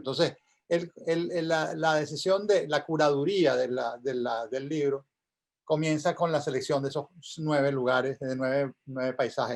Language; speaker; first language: Spanish; native; Spanish